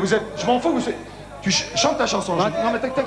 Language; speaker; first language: French; native; French